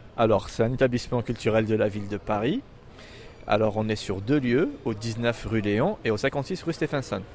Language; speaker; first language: French; non-native, local second language; Arabic